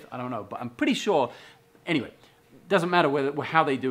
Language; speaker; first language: English; native; English